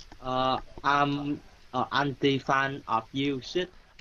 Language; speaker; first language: English; non-native, learner; Vietnamese